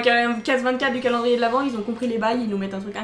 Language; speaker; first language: French; native; French